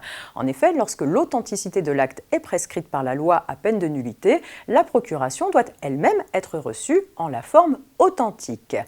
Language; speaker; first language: French; native; French